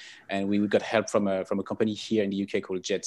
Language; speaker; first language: English; non-native, fluent; French